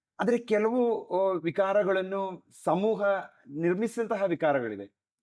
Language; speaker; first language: Kannada; non-native, local second language; Malayalam